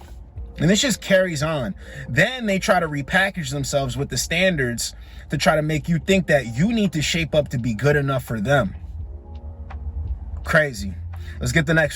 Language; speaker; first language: English; native; English